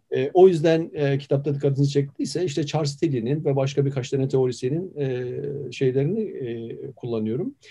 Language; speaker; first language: Turkish; native; Turkish